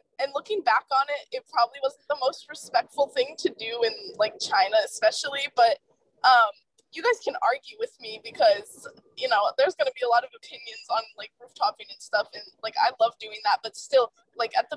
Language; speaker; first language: English; native; English